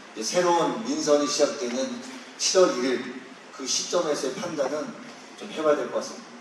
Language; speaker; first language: Korean; native; Korean